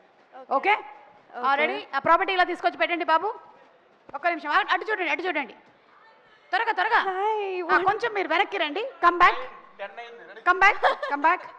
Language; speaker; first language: Telugu; native; Telugu